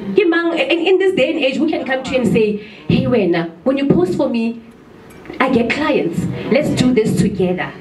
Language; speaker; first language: English; non-native, local second language; Southern Sotho